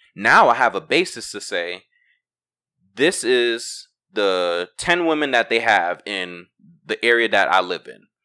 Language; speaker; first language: English; native; English